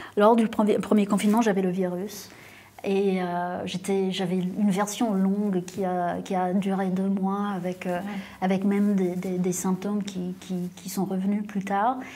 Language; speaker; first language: French; non-native, local second language; English